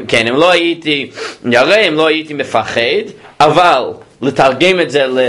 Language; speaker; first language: Hebrew; non-native, fluent; English